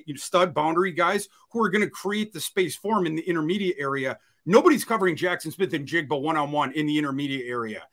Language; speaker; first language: English; native; English